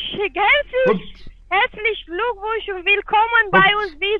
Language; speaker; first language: German; non-native, fluent; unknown